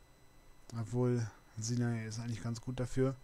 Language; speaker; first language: German; native; German